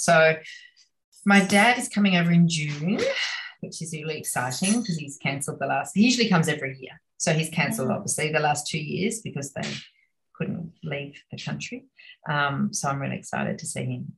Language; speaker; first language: English; native; English